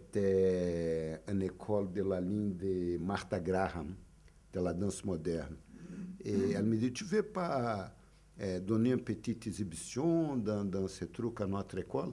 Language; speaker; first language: French; non-native, fluent; Portuguese